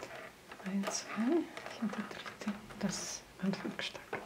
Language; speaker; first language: German; non-native, learner; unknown